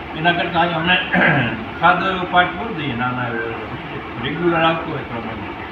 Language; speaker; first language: Gujarati; native; Gujarati